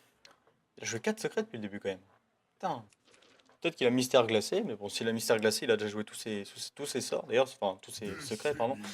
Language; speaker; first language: French; native; French